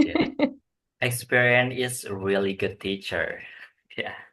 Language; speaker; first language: English; non-native, learner; Indonesian